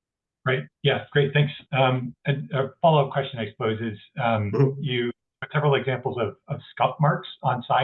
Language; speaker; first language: English; native; English